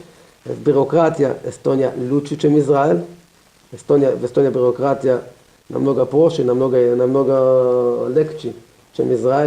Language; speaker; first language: Russian; non-native, learner; Hebrew